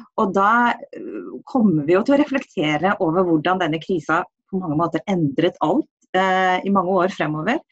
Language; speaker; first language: Norwegian; native; Norwegian